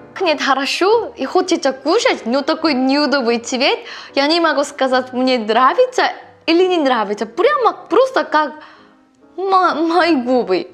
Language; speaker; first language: Russian; non-native, learner; Korean